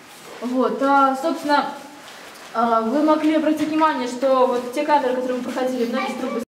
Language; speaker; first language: Russian; native; Russian